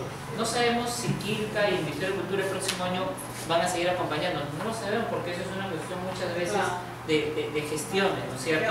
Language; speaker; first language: Spanish; native; Spanish